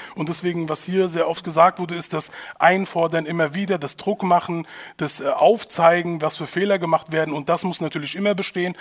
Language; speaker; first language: German; native; German